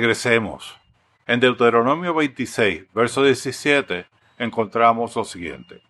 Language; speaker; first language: Spanish; native; Spanish